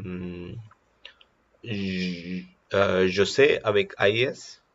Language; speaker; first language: French; non-native, learner; Telugu